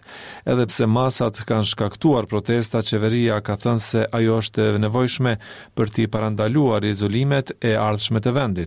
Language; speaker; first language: Albanian; native; Albanian